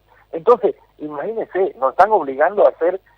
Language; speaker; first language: Spanish; native; Spanish